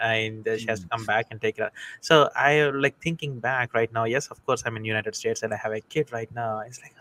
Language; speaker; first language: English; non-native, local second language; Telugu